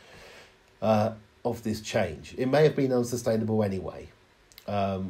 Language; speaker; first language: English; native; English